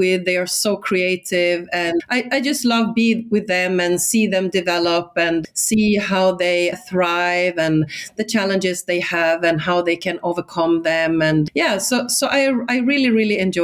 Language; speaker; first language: English; non-native, fluent; Swedish